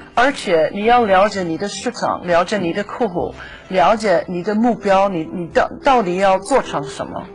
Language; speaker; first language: Chinese; non-native, fluent; English